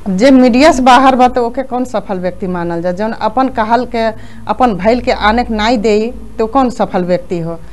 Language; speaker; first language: Bhojpuri; native; Bhojpuri